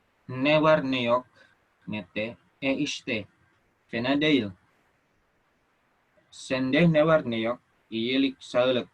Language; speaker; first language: Turkish; non-native, fluent; Indonesian